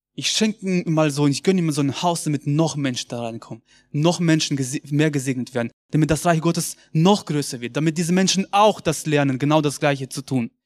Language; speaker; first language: German; early bilingual, other home language; Russian